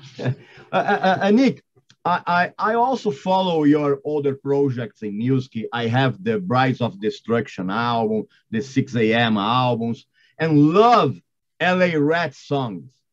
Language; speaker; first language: English; non-native, fluent; Portuguese